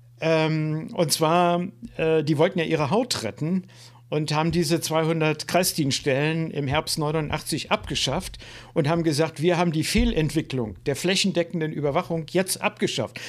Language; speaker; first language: German; native; German